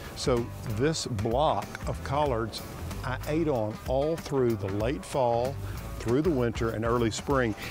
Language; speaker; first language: English; native; English